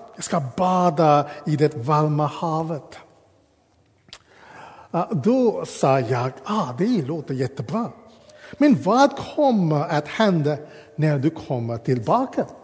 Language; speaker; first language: Swedish; non-native, fluent; English